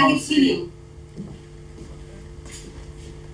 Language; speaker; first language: Hebrew; non-native, learner; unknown